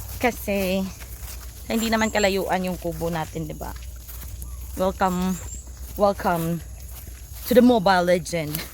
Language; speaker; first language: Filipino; non-native, local second language; Cebuano